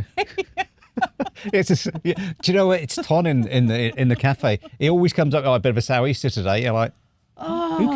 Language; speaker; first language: English; native; English